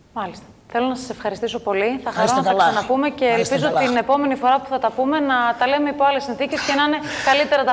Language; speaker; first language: Greek; native; Greek